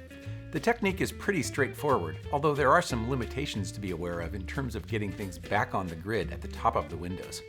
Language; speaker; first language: English; native; English